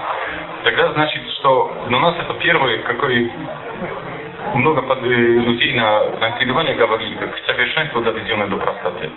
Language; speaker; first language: Russian; non-native, fluent; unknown